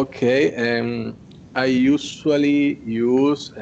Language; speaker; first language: English; non-native, learner; Spanish